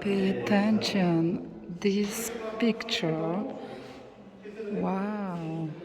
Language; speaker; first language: English; non-native, learner; Romanian